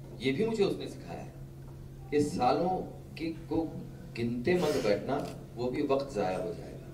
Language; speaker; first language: Hindi; non-native, local second language; Marathi